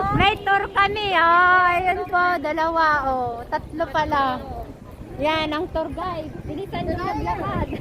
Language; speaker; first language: Filipino; non-native, local second language; Iloko